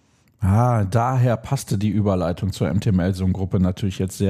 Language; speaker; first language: German; native; German